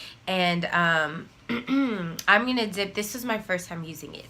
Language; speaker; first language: English; native; English